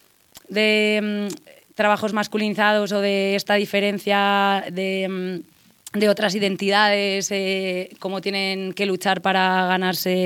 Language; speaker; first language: Spanish; native; Spanish